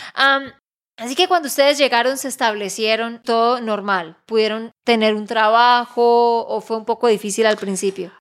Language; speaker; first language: Spanish; native; Spanish